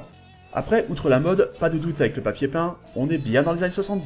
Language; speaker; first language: French; native; French